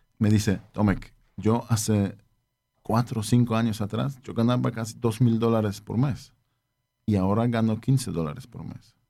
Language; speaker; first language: Spanish; non-native, fluent; Polish